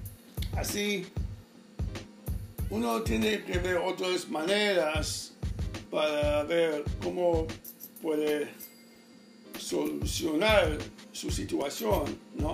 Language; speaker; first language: Spanish; non-native, fluent; English